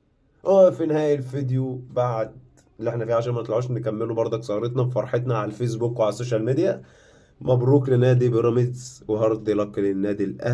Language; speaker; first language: Arabic; native; Arabic